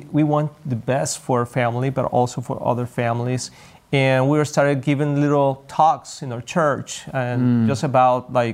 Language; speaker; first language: English; non-native, fluent; Spanish